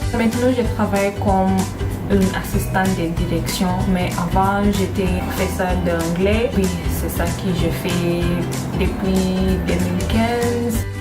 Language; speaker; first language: French; non-native, learner; Swahili